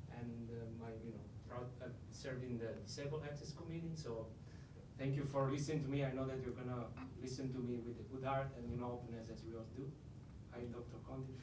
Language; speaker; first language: English; non-native, fluent; Italian